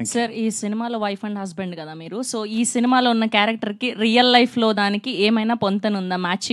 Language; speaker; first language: Telugu; native; Telugu